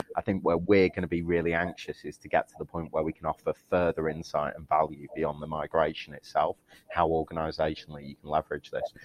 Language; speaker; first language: English; native; English